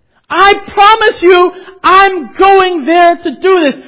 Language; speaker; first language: English; native; English